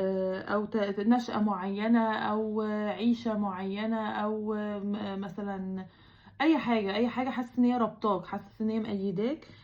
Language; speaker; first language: Arabic; native; Arabic